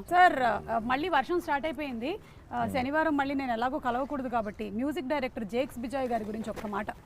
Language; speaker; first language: Telugu; native; Telugu